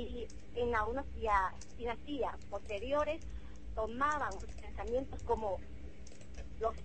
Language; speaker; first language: Spanish; non-native, fluent; Chinese